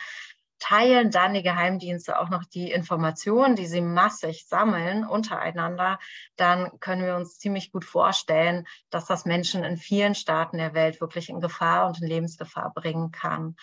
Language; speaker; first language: German; native; German